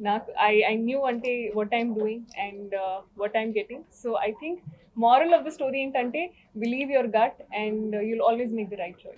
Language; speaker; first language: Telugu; non-native, learner; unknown